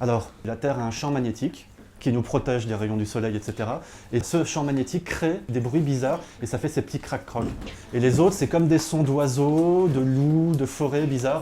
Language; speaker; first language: French; native; French